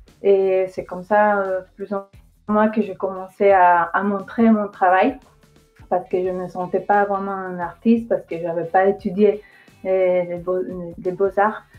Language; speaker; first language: French; non-native, fluent; Spanish